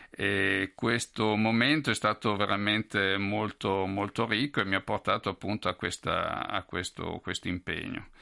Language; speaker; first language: Italian; native; Italian